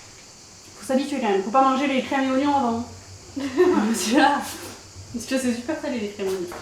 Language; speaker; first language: French; native; French